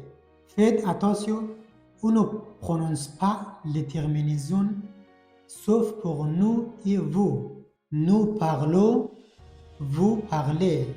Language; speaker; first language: French; non-native, fluent; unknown